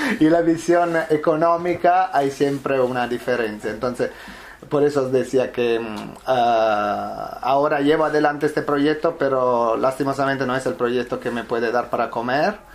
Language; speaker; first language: Spanish; non-native, fluent; Italian